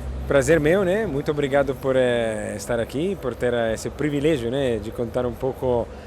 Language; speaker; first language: Portuguese; non-native, fluent; Italian